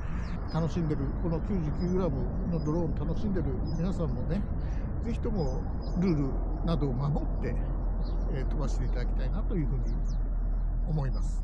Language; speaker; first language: Japanese; native; Japanese